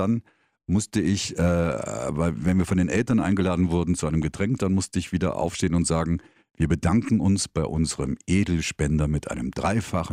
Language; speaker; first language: German; native; German